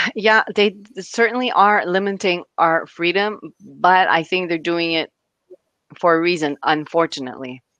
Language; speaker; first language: English; native; English